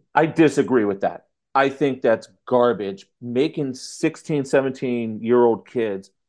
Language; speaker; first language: English; native; English